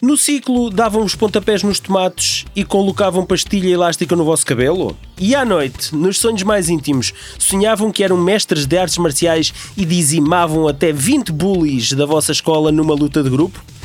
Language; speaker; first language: Portuguese; native; Portuguese